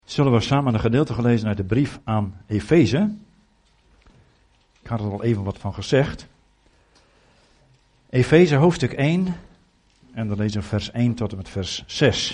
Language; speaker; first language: Dutch; native; Dutch